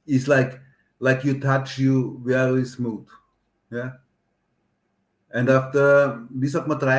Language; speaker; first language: English; non-native, learner; German